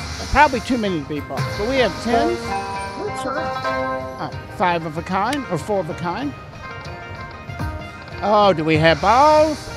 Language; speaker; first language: English; native; English